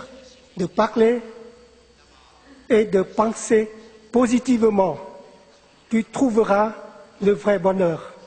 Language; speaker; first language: French; non-native, fluent; Vietnamese